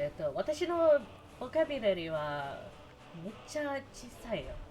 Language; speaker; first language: Japanese; non-native, learner; English